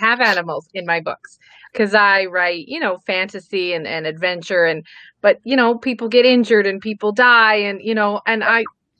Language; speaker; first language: English; native; English